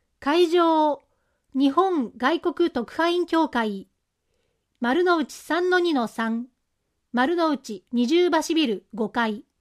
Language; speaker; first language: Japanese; native; Japanese